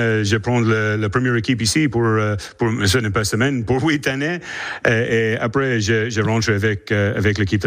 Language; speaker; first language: French; non-native, learner; English